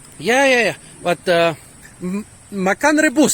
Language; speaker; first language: Indonesian; non-native, learner; English